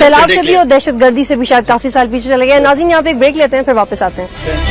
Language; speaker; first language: Urdu; native; Urdu